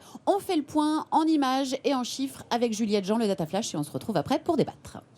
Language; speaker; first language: French; native; French